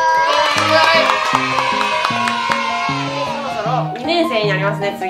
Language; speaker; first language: Japanese; native; Japanese